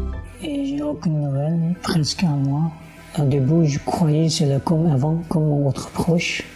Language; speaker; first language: French; non-native, learner; Uyghur